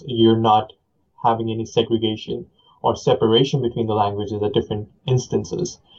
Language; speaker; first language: English; non-native, local second language; Punjabi